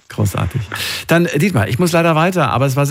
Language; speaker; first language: German; native; German